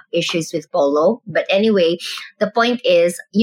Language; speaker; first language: English; non-native, local second language; Cebuano